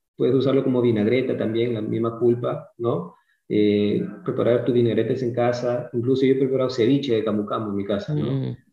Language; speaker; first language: Spanish; early bilingual, other home language; English